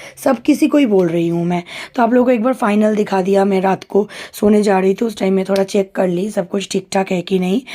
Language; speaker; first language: Hindi; non-native, local second language; Bangla